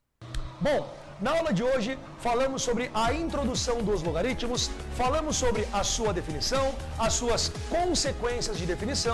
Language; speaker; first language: Portuguese; native; Portuguese